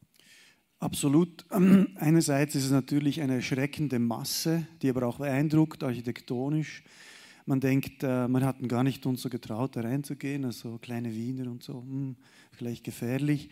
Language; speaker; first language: German; native; German